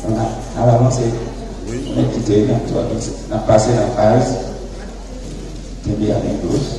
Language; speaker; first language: French; non-native, local second language; Haitian Creole